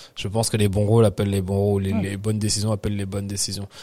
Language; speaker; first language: French; native; French